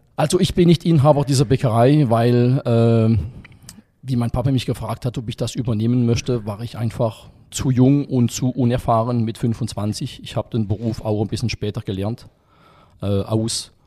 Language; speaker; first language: German; non-native, fluent; French